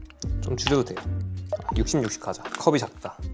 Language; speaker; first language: Korean; native; Korean